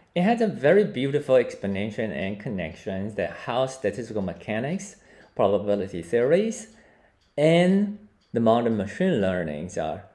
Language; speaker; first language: English; non-native, fluent; Chinese